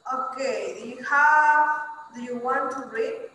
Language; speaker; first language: English; non-native, fluent; Spanish